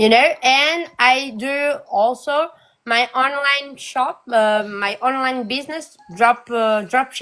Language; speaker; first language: English; non-native, learner; Portuguese